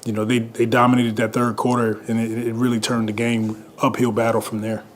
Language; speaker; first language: English; native; English